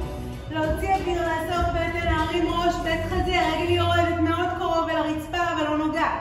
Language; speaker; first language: Hebrew; native; Hebrew